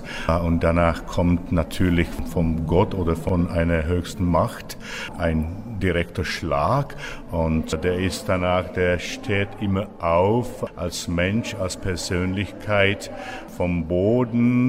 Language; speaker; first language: German; non-native, fluent; Czech